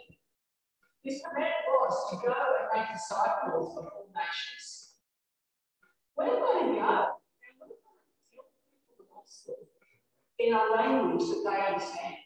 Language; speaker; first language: English; native; English